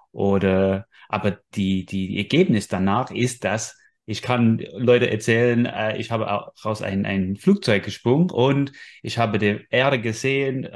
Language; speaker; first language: German; non-native, fluent; English